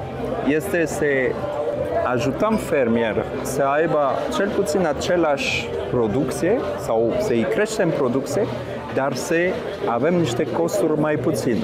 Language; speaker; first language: Romanian; non-native, fluent; French